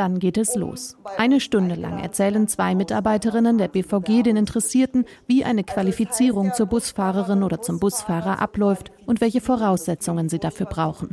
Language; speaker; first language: German; native; German